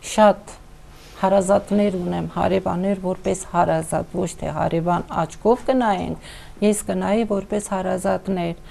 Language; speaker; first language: Armenian; non-native, local second language; Kurdish